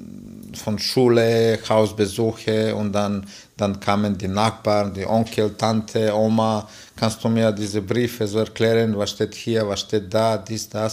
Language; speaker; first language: German; non-native, fluent; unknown